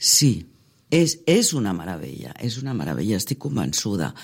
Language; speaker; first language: Catalan; non-native, fluent; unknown